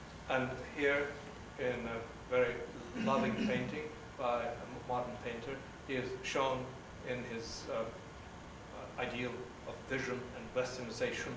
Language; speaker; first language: English; non-native, fluent; Turkish